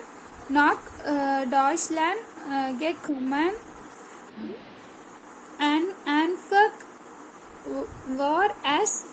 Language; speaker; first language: German; non-native, learner; Tamil